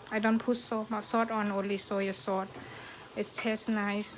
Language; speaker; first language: English; non-native, learner; Thai